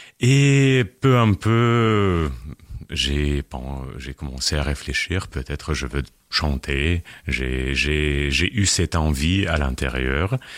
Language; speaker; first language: French; non-native, fluent; Russian